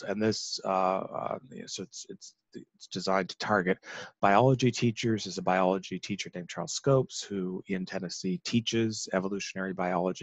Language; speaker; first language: English; native; English